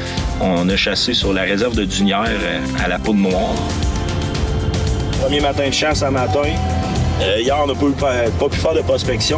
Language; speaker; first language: French; native; French